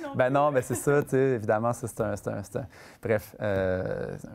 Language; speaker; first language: French; native; French